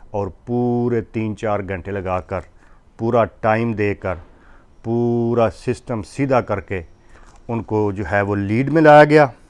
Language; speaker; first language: Urdu; non-native, local second language; Punjabi